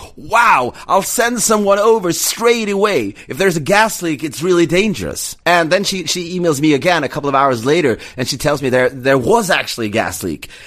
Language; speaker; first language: English; non-native, fluent; Swedish